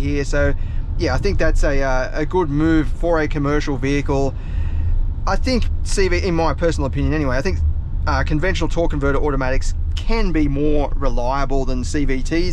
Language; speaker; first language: English; native; English